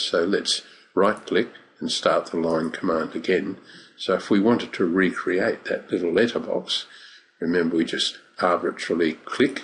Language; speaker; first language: English; native; English